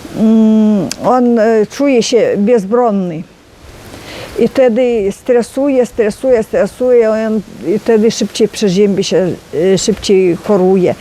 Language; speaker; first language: Polish; non-native, learner; Ukrainian